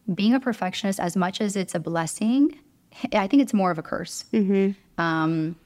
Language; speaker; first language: English; early bilingual, other home language; Romanian